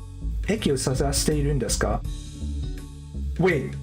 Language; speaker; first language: Japanese; non-native, learner; English